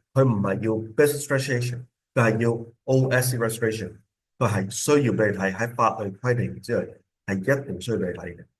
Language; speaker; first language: Cantonese; early bilingual, heritage; Cantonese